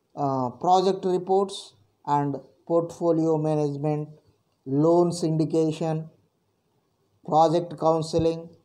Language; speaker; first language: English; non-native, local second language; Telugu